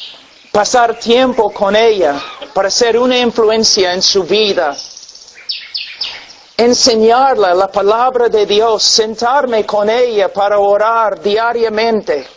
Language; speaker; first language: Spanish; non-native, fluent; English